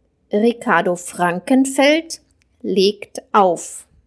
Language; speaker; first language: German; native; German